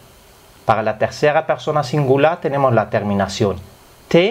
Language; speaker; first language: Spanish; non-native, fluent; German